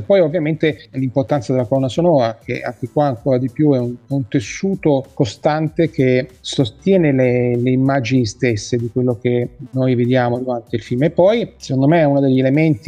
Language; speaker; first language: Italian; native; Italian